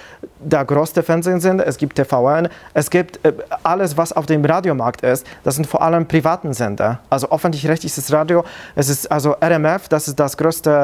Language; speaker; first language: German; non-native, fluent; Polish